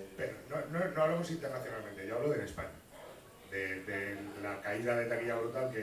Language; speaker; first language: Spanish; native; Spanish